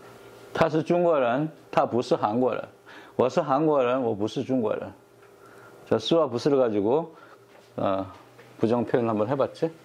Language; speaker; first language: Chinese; non-native, fluent; Korean